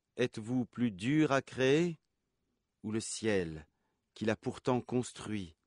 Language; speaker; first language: French; native; French